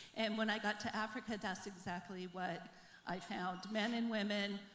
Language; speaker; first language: English; native; English